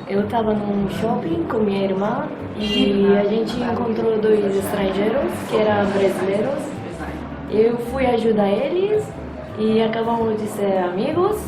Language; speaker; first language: Portuguese; non-native, fluent; Persian